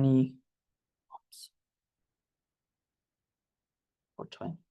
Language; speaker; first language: English; non-native, fluent; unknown